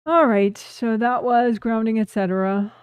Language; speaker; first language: English; native; English